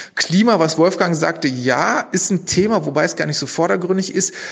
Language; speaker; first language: German; native; German